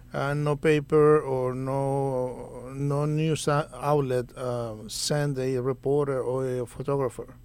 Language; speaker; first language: English; non-native, fluent; Spanish